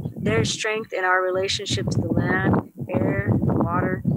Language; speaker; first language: English; native; English